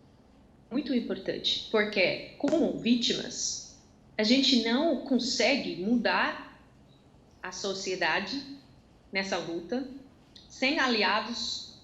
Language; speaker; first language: Portuguese; non-native, fluent; Dutch